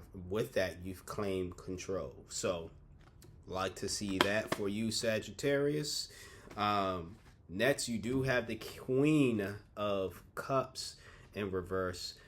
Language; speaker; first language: English; native; English